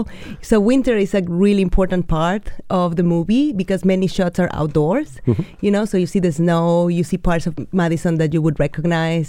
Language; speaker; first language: English; non-native, fluent; Spanish